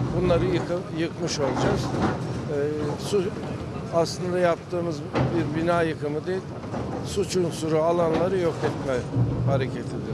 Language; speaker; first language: Turkish; native; Turkish